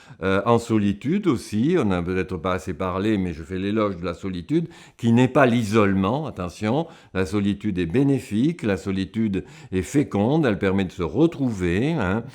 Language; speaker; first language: French; native; French